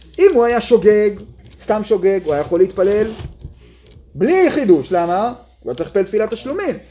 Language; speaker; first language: Hebrew; native; Hebrew